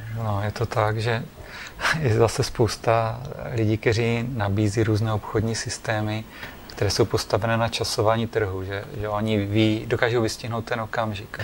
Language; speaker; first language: Czech; native; Czech